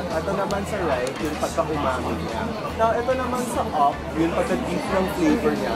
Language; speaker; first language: Filipino; early bilingual, other home language; Min Nan Chinese